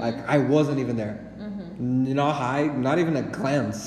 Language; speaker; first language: English; non-native, fluent; Portuguese